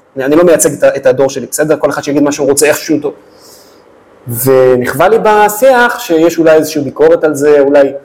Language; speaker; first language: Hebrew; native; Hebrew